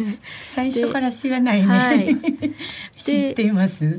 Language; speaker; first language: Japanese; non-native, fluent; Filipino